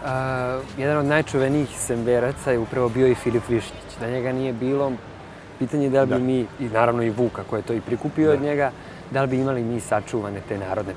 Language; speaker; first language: Bosnian; native; Bosnian